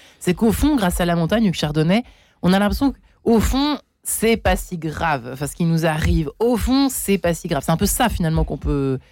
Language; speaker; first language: French; native; French